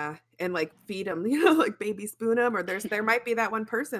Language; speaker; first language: English; native; English